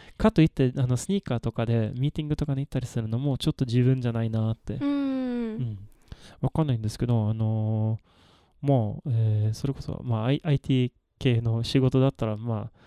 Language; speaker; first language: Japanese; non-native, fluent; Swedish